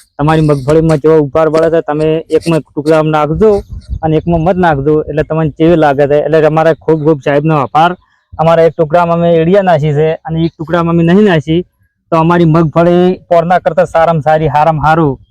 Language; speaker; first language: Gujarati; native; Gujarati